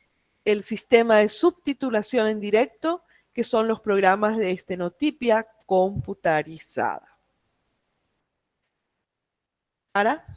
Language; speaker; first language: Spanish; native; Spanish